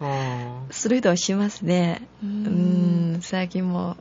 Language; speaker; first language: Japanese; non-native, fluent; Chinese